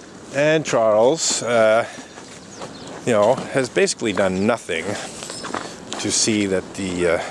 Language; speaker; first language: English; native; English